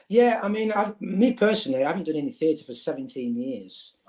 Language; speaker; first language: English; native; English